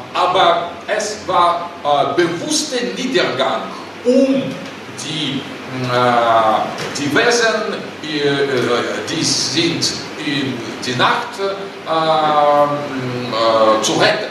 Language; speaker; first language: German; non-native, learner; Russian